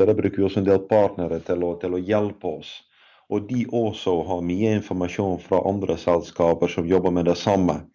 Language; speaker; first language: Norwegian; non-native, fluent; Dutch